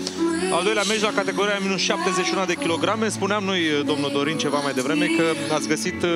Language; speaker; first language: Romanian; native; Romanian